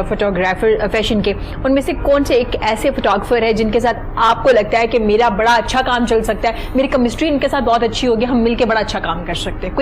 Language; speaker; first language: Urdu; native; Urdu